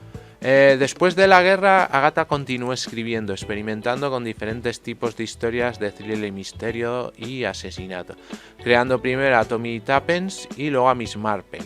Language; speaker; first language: Spanish; native; Spanish